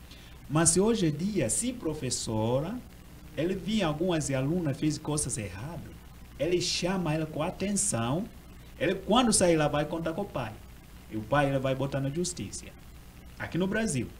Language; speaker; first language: Portuguese; non-native, learner; Swahili